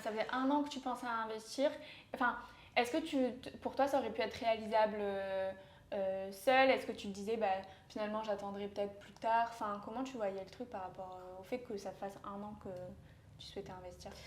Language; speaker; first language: French; native; French